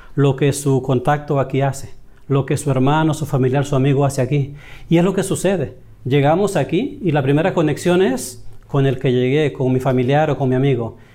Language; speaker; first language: Spanish; native; Spanish